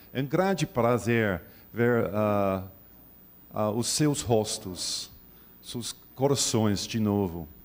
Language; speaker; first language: Portuguese; non-native, learner; English